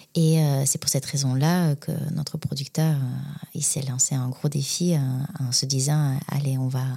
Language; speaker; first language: French; non-native, fluent; Bulgarian